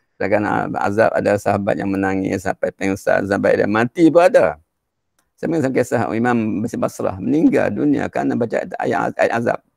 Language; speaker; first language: Malay; native; Malay